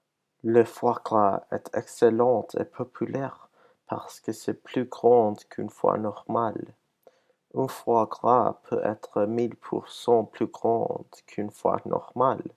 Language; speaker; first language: French; non-native, learner; English